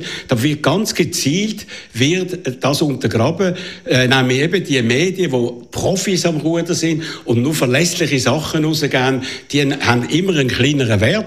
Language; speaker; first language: German; native; German